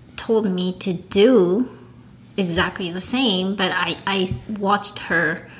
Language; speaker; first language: English; non-native, fluent; Japanese